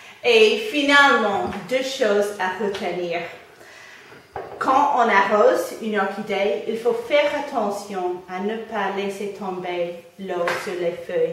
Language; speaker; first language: French; non-native, fluent; English